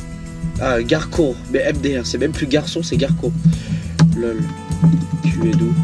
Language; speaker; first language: French; native; French